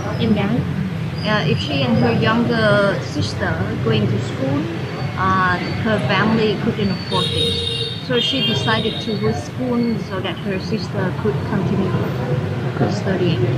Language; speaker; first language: English; non-native, fluent; Vietnamese